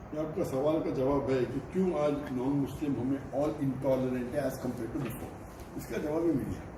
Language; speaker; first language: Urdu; native; Urdu